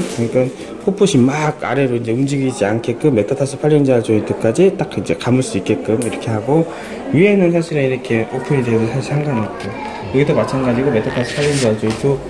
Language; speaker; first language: Korean; native; Korean